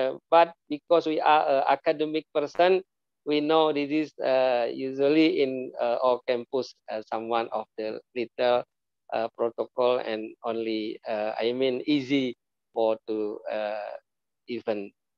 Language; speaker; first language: English; non-native, learner; Indonesian